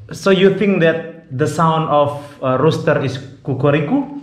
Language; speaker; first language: English; non-native, learner; Indonesian